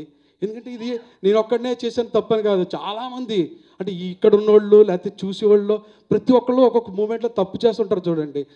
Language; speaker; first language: Telugu; native; Telugu